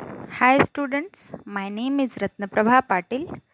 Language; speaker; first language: English; non-native, local second language; Marathi